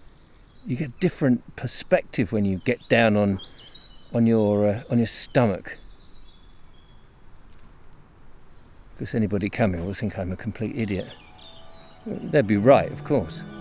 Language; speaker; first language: English; native; English